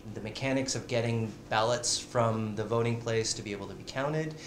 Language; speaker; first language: English; native; English